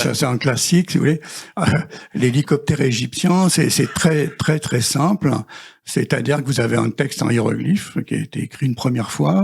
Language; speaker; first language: French; native; French